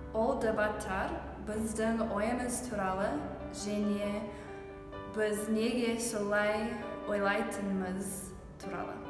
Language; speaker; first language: Kazakh; non-native, learner; English